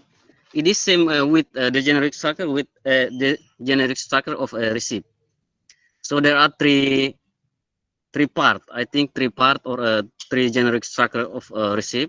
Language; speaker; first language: English; non-native, learner; Indonesian